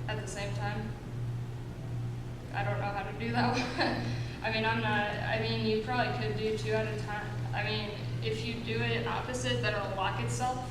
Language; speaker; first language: English; native; English